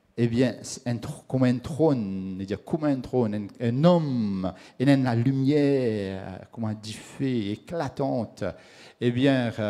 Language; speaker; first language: French; non-native, local second language; Morisyen